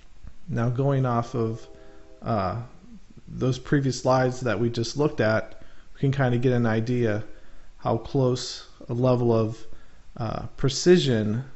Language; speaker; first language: English; native; English